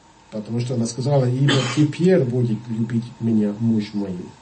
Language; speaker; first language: Russian; non-native, fluent; English